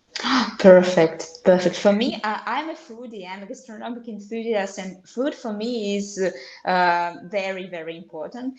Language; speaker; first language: English; non-native, fluent; Russian